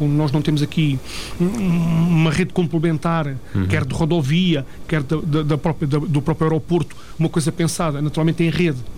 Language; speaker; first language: Portuguese; native; Portuguese